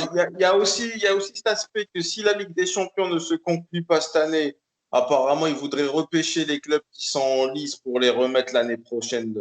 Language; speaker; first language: French; native; French